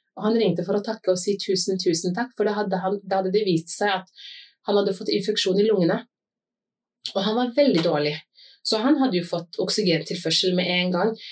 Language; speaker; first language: Norwegian; early bilingual, other home language; Somali